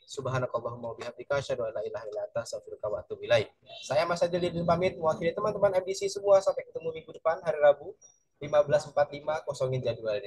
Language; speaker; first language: Indonesian; native; Indonesian